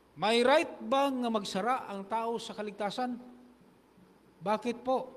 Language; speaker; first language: Filipino; non-native, local second language; Hiligaynon